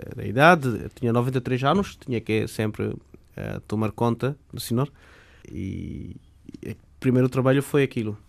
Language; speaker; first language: Portuguese; non-native, fluent; Bangla